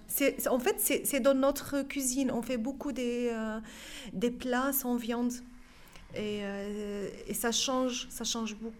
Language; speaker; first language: French; non-native, fluent; Arabic